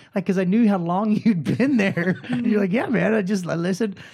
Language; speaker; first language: English; native; English